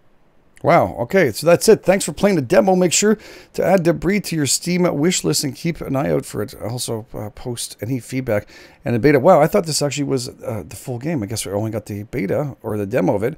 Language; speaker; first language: English; native; English